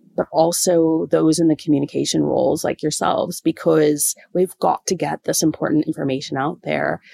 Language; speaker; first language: English; native; English